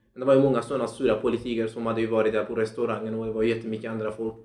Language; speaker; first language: Swedish; non-native, fluent; Central Kurdish